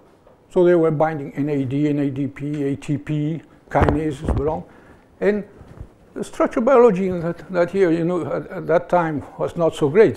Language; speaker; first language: English; non-native, fluent; French